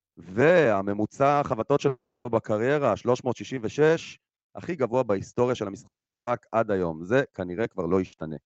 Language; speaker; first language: Hebrew; native; Hebrew